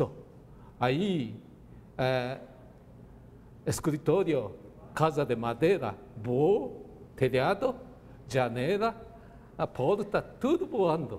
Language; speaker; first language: Portuguese; non-native, learner; Japanese